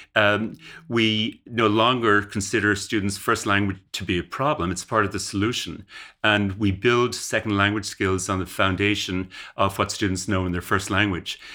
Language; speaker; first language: English; native; English